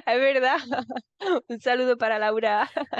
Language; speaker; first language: Spanish; native; Spanish